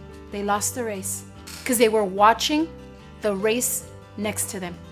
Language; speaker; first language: English; early bilingual, other home language; Spanish